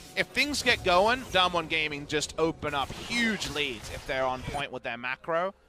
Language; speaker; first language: English; native; English